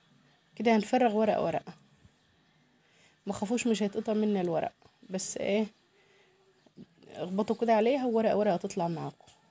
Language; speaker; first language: Arabic; native; Arabic